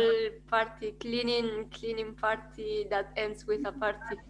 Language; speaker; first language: English; non-native, fluent; Spanish